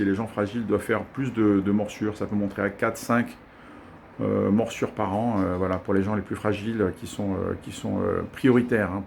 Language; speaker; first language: French; native; French